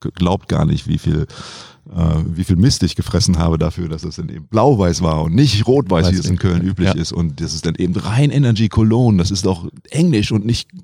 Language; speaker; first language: German; native; German